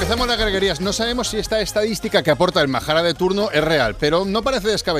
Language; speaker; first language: Spanish; native; Spanish